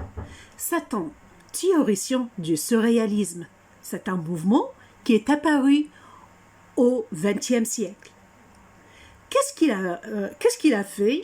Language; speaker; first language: French; non-native, fluent; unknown